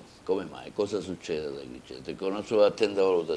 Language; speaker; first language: Italian; native; Italian